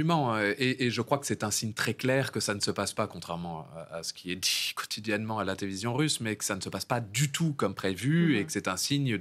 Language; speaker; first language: French; native; French